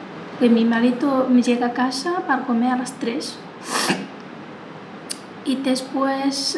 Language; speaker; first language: Spanish; non-native, learner; Chinese